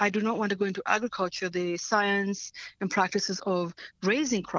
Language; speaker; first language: English; non-native, local second language; Swahili